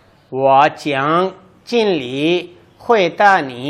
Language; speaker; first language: Chinese; non-native, learner; Urdu